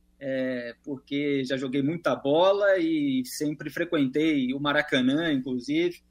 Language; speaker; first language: Portuguese; native; Portuguese